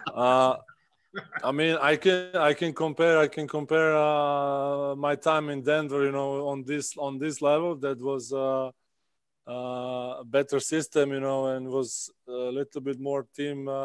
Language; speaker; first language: English; non-native, fluent; Czech